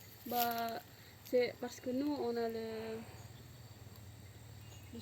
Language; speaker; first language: French; non-native, learner; Indonesian